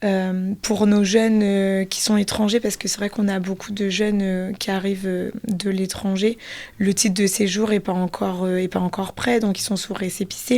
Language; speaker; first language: French; native; French